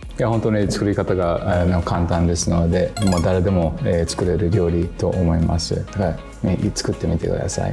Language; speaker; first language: Japanese; non-native, fluent; English